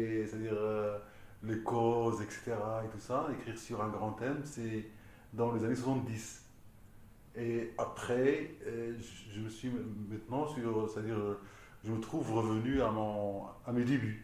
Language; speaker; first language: French; non-native, local second language; Arabic